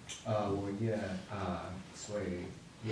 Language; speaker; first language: Chinese; non-native, learner; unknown